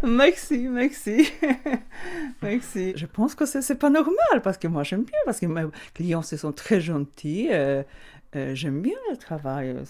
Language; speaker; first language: French; non-native, learner; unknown